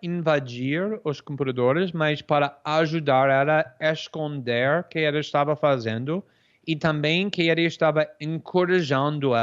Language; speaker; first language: Portuguese; non-native, fluent; English